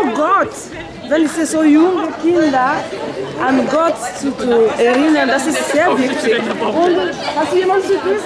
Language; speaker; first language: German; non-native, learner; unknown